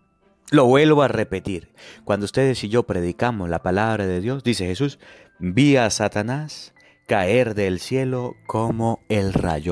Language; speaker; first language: Spanish; native; Spanish